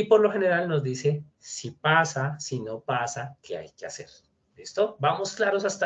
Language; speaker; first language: Spanish; native; Spanish